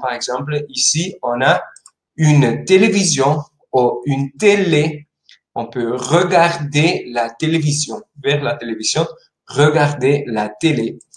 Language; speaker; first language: French; non-native, fluent; Spanish